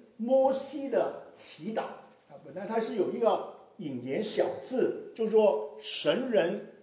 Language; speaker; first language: Chinese; non-native, local second language; Cantonese